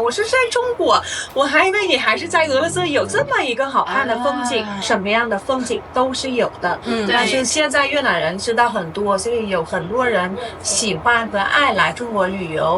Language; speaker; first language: Chinese; non-native, fluent; Vietnamese